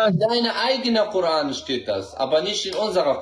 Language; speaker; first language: German; non-native, learner; Central Kurdish